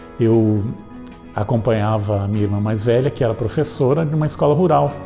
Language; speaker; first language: Portuguese; native; Portuguese